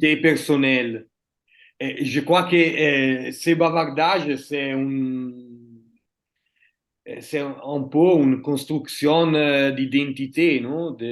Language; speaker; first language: French; non-native, fluent; Italian